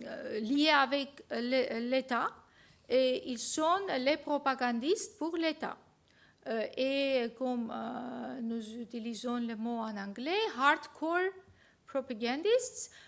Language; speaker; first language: French; non-native, fluent; Armenian